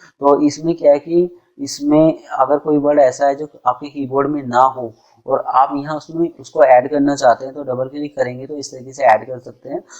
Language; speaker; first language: Hindi; native; Hindi